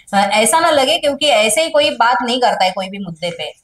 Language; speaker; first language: Hindi; non-native, local second language; Marathi